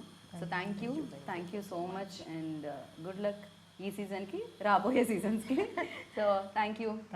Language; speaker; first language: Telugu; native; Telugu